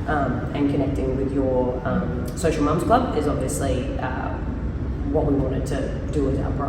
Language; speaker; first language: English; native; English